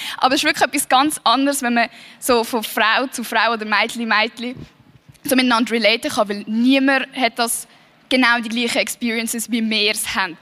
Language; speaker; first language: German; early bilingual, other home language; Swiss German